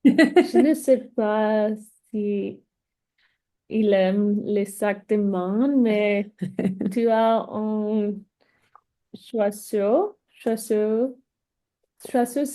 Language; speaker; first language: French; non-native, learner; English